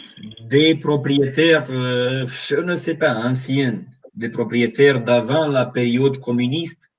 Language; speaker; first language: French; non-native, fluent; Romanian